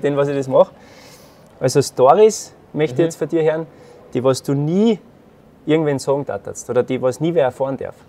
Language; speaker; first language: German; native; German